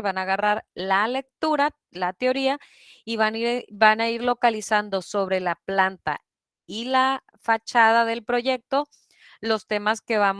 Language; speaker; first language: Spanish; native; Spanish